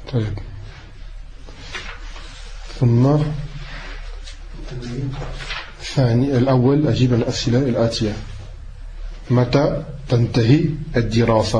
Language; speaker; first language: Arabic; non-native, fluent; French